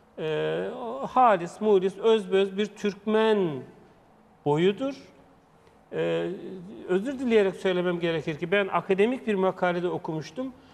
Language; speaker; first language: Turkish; native; Turkish